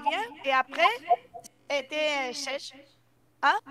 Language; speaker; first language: French; non-native, fluent; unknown